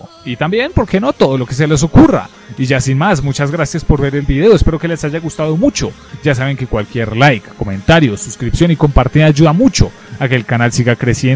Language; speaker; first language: Spanish; native; Spanish